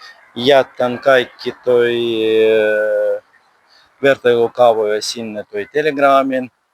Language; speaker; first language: Finnish; non-native, learner; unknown